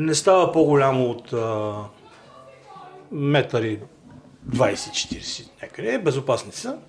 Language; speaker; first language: Bulgarian; native; Bulgarian